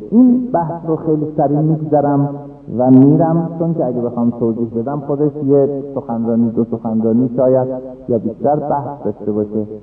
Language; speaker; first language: Persian; non-native, local second language; Azerbaijani